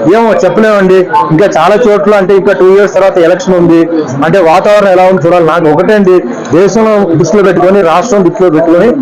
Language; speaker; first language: Telugu; non-native, fluent; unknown